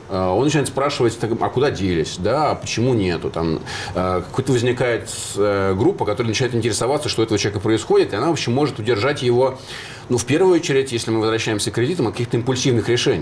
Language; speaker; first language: Russian; native; Russian